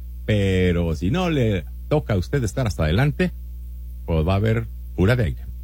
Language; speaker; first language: Spanish; native; Spanish